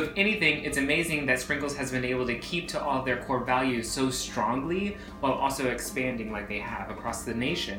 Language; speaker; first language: English; native; English